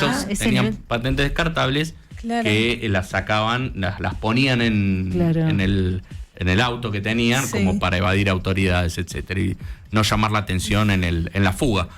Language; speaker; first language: Spanish; native; Spanish